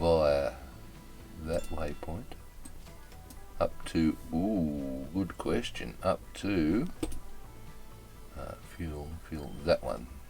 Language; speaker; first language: English; native; English